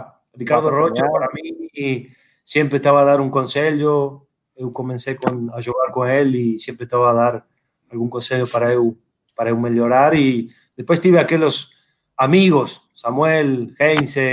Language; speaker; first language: Portuguese; non-native, fluent; Spanish